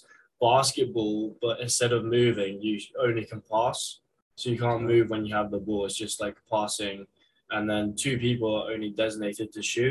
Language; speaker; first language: English; native; English